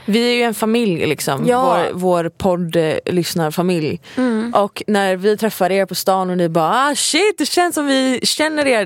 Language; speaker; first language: Swedish; native; Swedish